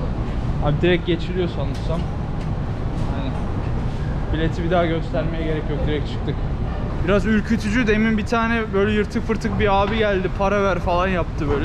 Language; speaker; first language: Turkish; native; Turkish